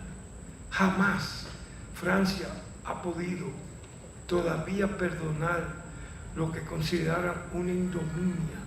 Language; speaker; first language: Spanish; native; Spanish